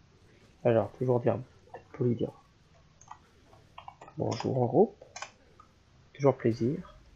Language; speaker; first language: French; native; French